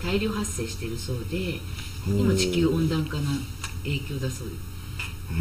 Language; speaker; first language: Japanese; native; Japanese